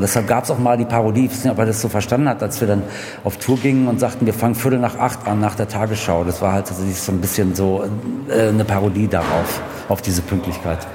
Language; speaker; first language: German; native; German